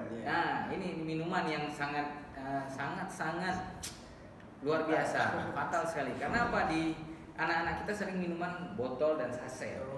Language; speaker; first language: Indonesian; native; Indonesian